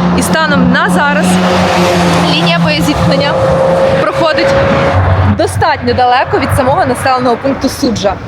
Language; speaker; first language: Ukrainian; native; Ukrainian